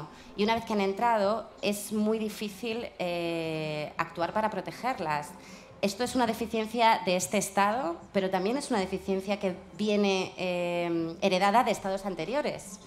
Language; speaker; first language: Spanish; native; Spanish